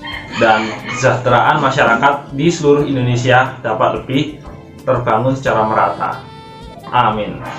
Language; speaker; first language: Indonesian; native; Indonesian